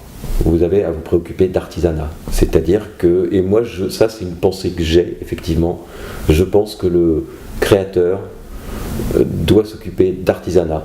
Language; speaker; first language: French; native; French